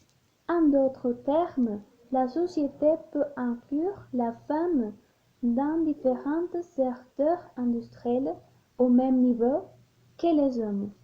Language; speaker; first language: French; non-native, learner; Spanish